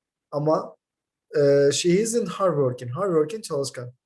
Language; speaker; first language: English; non-native, fluent; Turkish